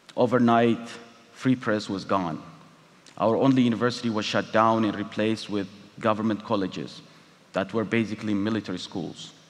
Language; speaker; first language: English; non-native, fluent; Tigrinya